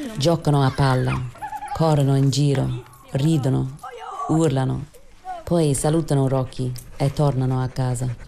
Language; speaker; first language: Italian; non-native, fluent; English